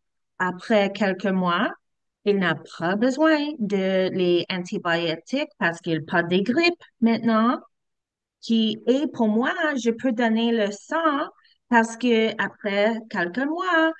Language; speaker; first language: French; non-native, learner; English